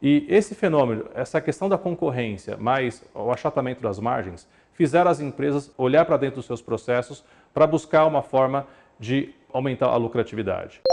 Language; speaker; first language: Portuguese; native; Portuguese